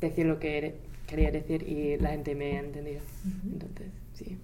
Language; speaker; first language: Spanish; non-native, fluent; English